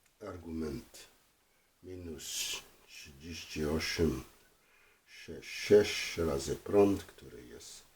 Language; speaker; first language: Polish; non-native, learner; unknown